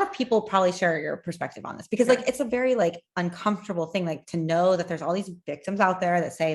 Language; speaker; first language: English; native; English